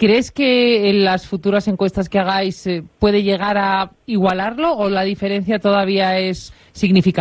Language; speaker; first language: Spanish; native; Spanish